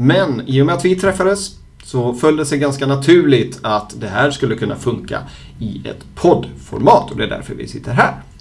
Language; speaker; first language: Swedish; native; Swedish